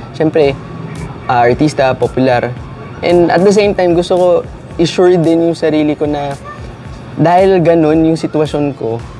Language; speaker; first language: Filipino; native; Filipino